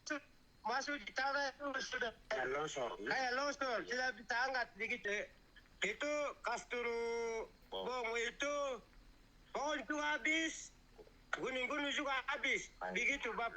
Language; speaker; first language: Indonesian; non-native, local second language; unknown